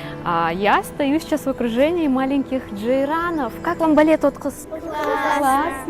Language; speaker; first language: Russian; native; Russian